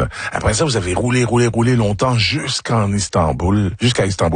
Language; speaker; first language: French; native; French